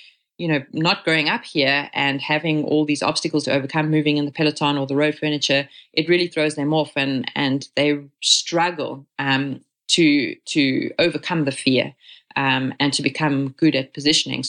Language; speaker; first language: English; native; English